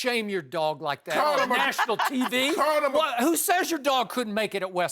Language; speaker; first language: English; native; English